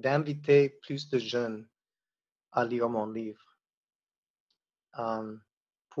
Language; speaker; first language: French; non-native, fluent; English